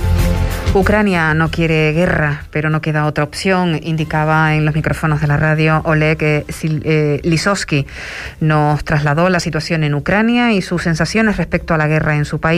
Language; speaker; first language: Spanish; native; Spanish